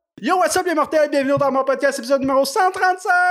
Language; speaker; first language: French; native; French